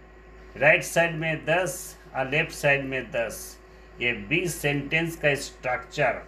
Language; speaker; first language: Hindi; non-native, local second language; Bangla